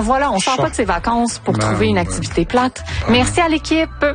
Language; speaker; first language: French; native; French